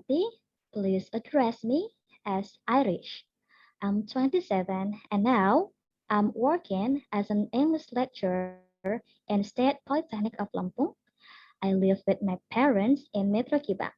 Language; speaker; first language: English; non-native, learner; Indonesian